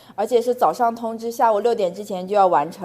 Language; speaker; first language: Chinese; native; Chinese